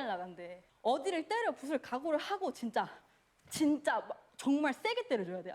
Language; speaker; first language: Korean; native; Korean